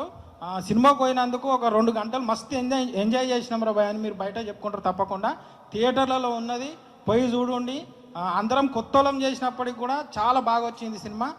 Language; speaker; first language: Telugu; native; Telugu